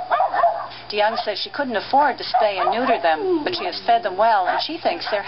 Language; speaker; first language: English; native; English